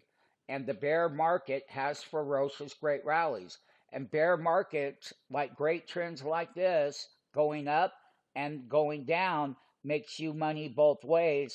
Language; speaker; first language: English; native; English